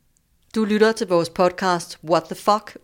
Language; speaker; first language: Danish; native; Danish